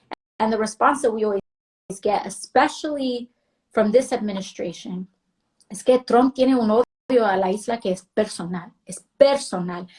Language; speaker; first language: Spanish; early bilingual, heritage; Spanish